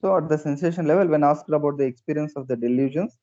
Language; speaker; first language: English; non-native, local second language; Telugu